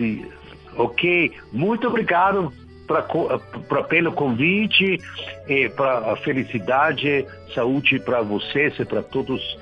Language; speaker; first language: Portuguese; non-native, learner; German